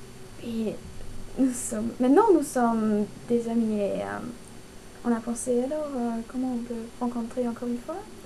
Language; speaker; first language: French; non-native, learner; German